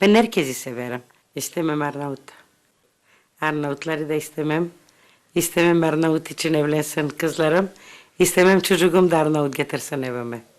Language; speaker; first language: Turkish; early bilingual, heritage; Turkish